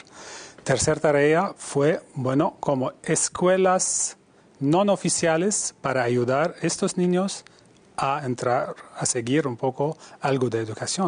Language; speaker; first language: Spanish; non-native, fluent; Arabic